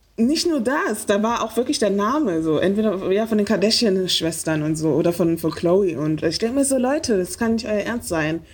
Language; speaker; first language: German; early bilingual, other home language; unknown